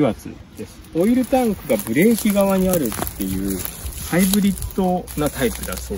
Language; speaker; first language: Japanese; native; Japanese